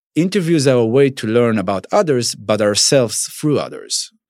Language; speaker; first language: English; non-native, fluent; Hebrew